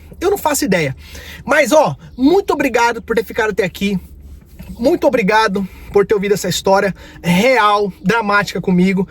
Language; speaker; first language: Portuguese; native; Portuguese